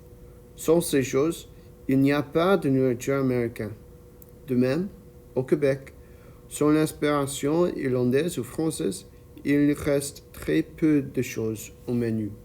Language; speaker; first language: French; non-native, learner; English